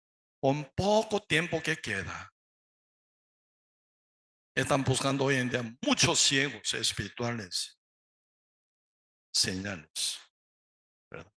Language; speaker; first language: Spanish; non-native, learner; Korean